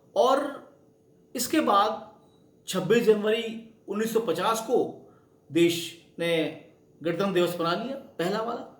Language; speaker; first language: Hindi; native; Hindi